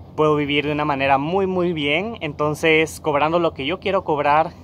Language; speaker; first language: Spanish; native; Spanish